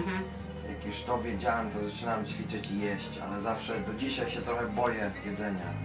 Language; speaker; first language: Polish; early bilingual, heritage; Polish